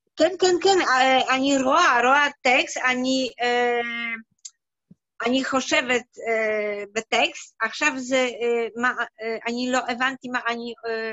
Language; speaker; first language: Hebrew; non-native, learner; Polish